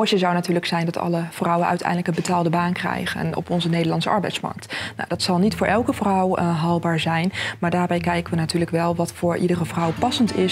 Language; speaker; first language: Dutch; native; Dutch